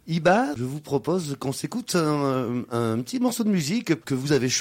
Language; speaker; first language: French; native; French